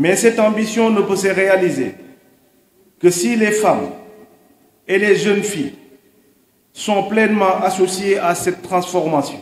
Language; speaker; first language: French; non-native, local second language; Wolof